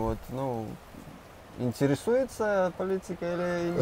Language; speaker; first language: Russian; non-native, local second language; Latvian